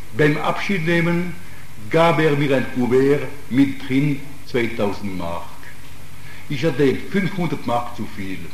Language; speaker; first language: German; non-native, fluent; Italian